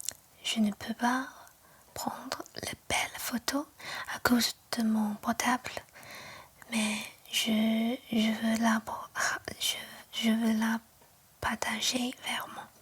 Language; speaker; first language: French; non-native, learner; Chinese